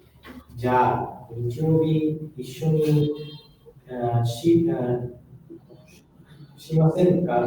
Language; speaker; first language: Japanese; non-native, learner; Bangla